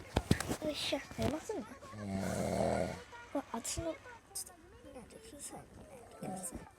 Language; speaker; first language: Japanese; non-native, learner; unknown